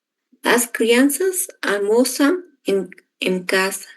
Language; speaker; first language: Portuguese; non-native, learner; Spanish